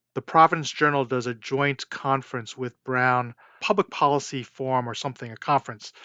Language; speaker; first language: English; early bilingual, other home language; Chinese